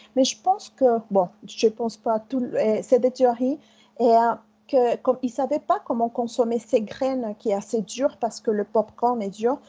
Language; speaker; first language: French; non-native, fluent; Spanish